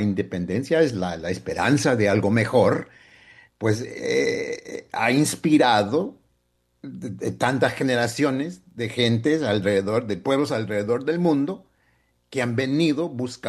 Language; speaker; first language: Spanish; early bilingual, heritage; Spanish